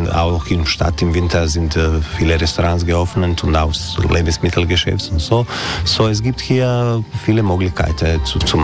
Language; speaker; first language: German; non-native, learner; Croatian